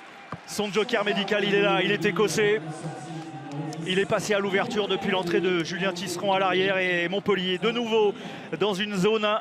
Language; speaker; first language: French; native; French